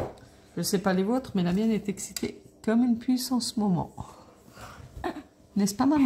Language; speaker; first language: French; native; French